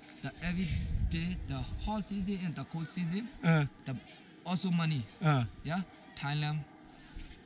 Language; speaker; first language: English; non-native, learner; Burmese